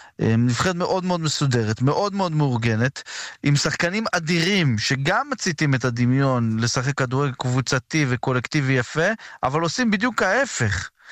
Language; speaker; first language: Hebrew; early bilingual, other home language; French